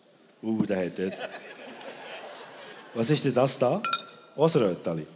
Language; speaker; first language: German; native; German